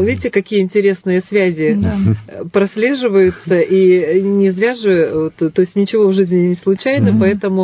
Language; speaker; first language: Russian; native; Russian